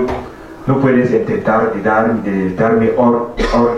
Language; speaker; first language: Spanish; non-native, fluent; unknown